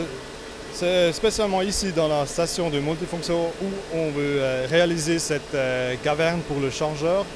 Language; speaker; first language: French; non-native, local second language; Italian